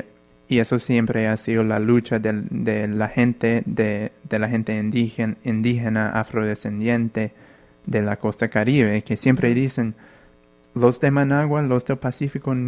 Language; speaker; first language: Spanish; non-native, fluent; English